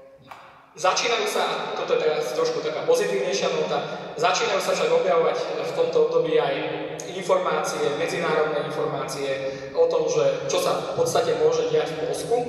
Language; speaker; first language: Slovak; native; Slovak